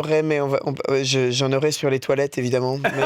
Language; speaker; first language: French; native; French